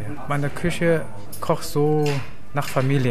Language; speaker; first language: German; non-native, learner; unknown